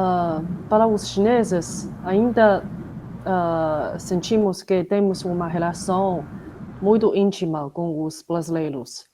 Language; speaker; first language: Portuguese; non-native, fluent; Chinese